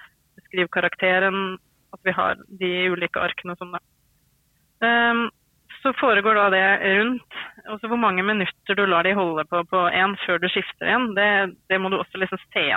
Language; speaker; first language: Norwegian; native; Norwegian